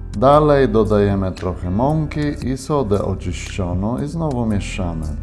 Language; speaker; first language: Polish; non-native, fluent; Italian